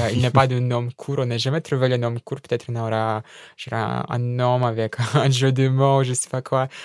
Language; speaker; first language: French; non-native, fluent; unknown